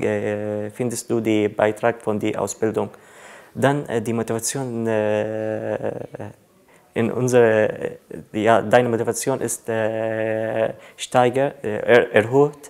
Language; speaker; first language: German; non-native, learner; Arabic